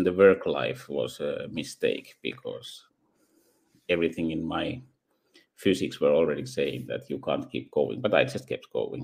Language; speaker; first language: English; non-native, fluent; Finnish